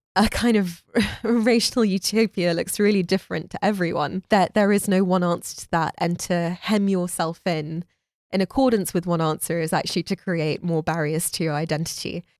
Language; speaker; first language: English; native; English